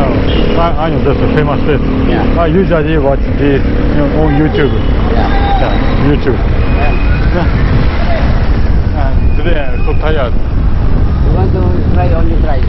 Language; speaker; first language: English; non-native, learner; Japanese